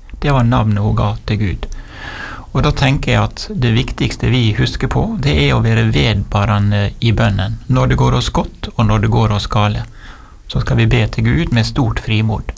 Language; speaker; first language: Norwegian; native; Norwegian